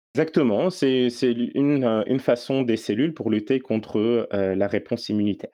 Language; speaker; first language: French; non-native, local second language; Arabic